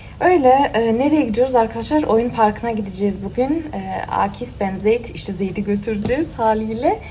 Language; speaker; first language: Turkish; early bilingual, heritage; Turkish